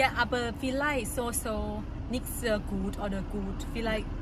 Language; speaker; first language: German; non-native, learner; Thai